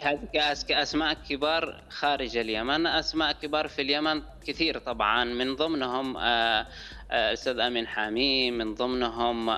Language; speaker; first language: Arabic; native; Arabic